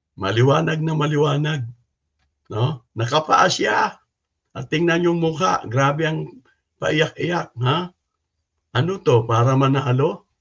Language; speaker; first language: Filipino; non-native, local second language; Cebuano